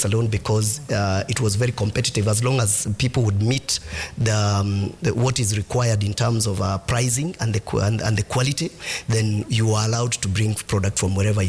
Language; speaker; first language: English; non-native, local second language; Kikuyu